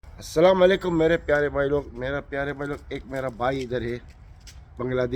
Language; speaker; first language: Hindi; non-native, learner; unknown